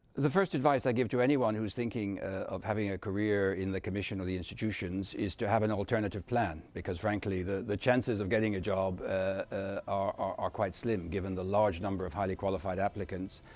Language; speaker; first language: English; native; English